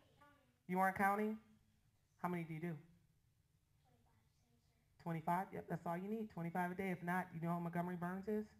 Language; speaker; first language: English; native; English